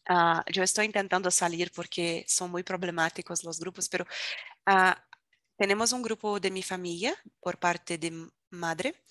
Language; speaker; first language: Spanish; non-native, fluent; Portuguese